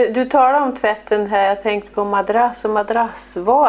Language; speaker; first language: Swedish; native; Swedish